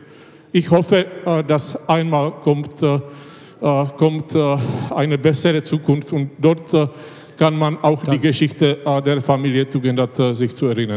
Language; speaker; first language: German; non-native, fluent; Czech